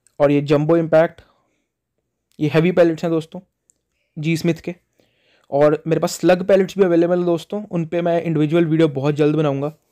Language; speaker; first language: Hindi; non-native, local second language; Punjabi